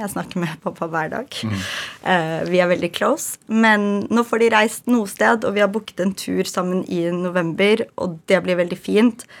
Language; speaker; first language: Norwegian; early bilingual, other home language; Ukrainian